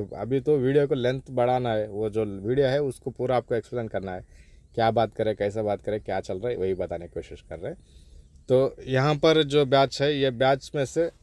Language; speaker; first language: Hindi; non-native, local second language; Urdu